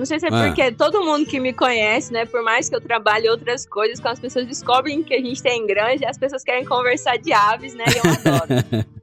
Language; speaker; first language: Portuguese; native; Portuguese